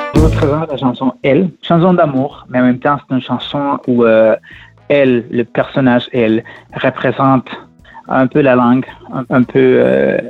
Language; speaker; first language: French; non-native, fluent; Spanish